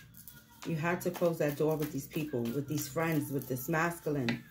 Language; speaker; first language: English; native; English